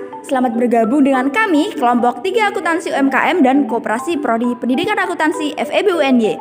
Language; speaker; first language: Indonesian; native; Indonesian